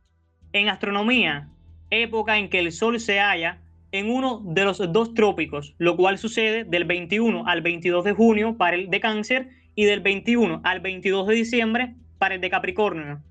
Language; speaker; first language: Spanish; native; Spanish